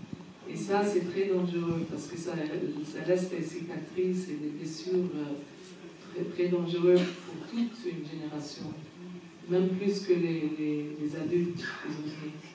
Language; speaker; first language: French; non-native, fluent; Arabic